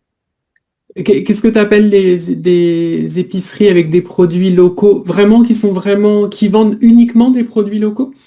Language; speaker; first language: French; native; French